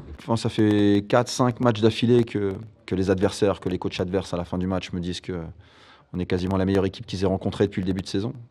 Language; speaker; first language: French; native; French